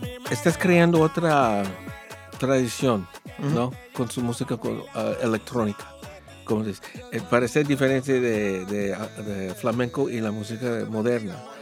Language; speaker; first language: Spanish; non-native, learner; English